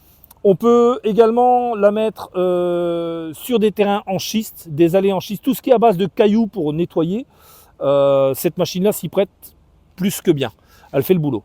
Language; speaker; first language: French; native; French